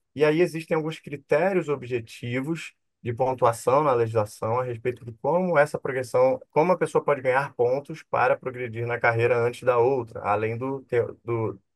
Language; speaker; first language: Portuguese; native; Portuguese